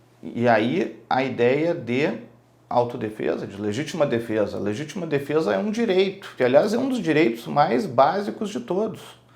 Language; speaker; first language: Portuguese; native; Portuguese